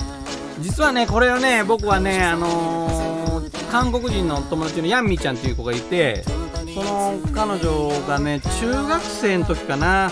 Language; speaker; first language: Japanese; native; Japanese